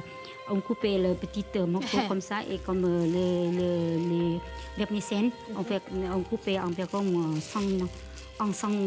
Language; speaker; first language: French; non-native, learner; Vietnamese